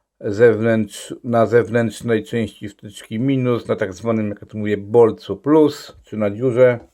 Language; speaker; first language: Polish; native; Polish